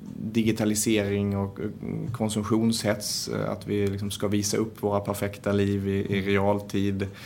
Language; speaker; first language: Swedish; native; Swedish